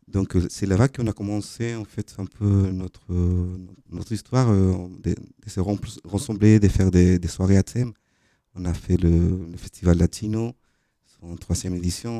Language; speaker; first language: French; non-native, fluent; Spanish